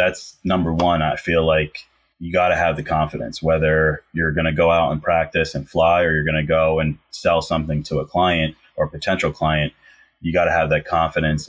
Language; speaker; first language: English; native; English